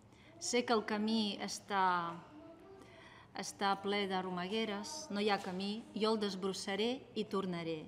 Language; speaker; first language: Catalan; non-native, fluent; Ukrainian